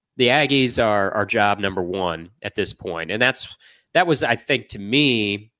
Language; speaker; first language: English; native; English